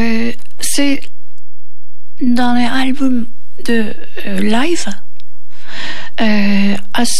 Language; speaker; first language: French; non-native, learner; Turkish